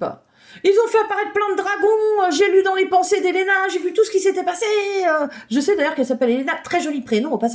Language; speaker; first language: French; native; French